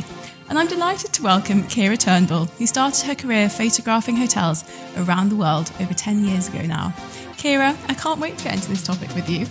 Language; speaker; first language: English; native; English